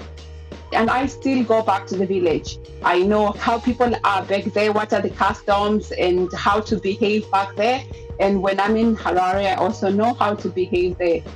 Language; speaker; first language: English; non-native, local second language; Shona